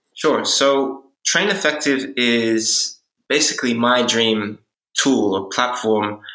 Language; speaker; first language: English; native; English